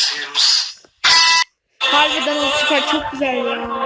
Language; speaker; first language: Turkish; native; Turkish